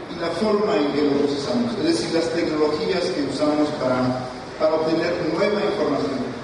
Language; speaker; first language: Spanish; native; Spanish